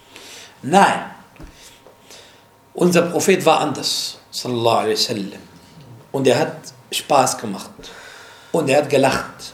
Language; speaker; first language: German; non-native, fluent; Arabic